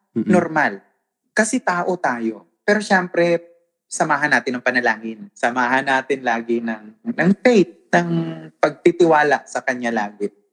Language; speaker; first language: Filipino; non-native, local second language; Waray